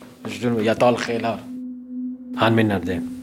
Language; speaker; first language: Swedish; non-native, learner; Arabic